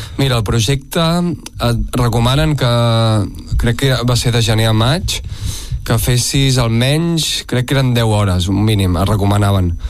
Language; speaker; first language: Catalan; native; Catalan